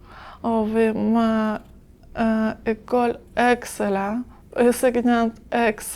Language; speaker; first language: French; non-native, learner; Ukrainian